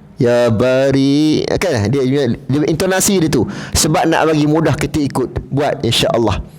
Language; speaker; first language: Malay; native; Malay